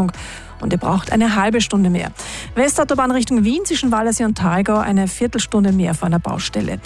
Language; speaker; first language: German; native; German